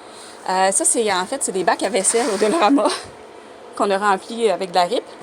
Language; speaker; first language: French; native; French